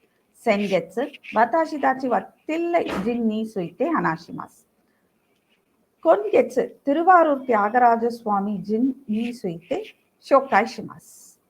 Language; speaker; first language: Japanese; non-native, learner; Tamil